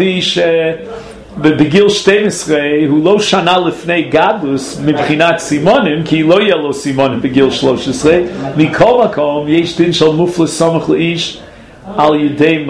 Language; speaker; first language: Hebrew; non-native, fluent; English